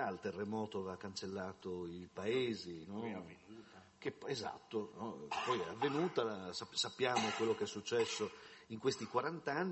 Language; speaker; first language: Italian; native; Italian